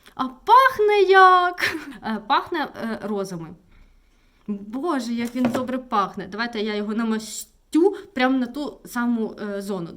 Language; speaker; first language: Ukrainian; non-native, local second language; Russian